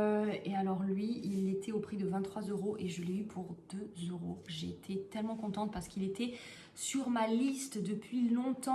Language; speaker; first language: French; native; French